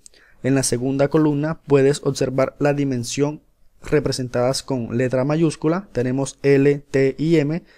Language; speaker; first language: Spanish; native; Spanish